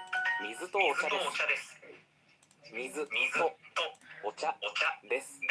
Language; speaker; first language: Japanese; non-native, learner; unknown